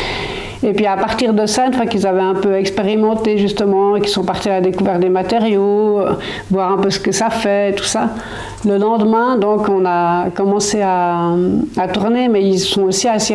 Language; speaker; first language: French; native; French